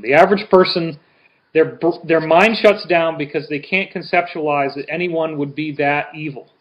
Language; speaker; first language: English; native; English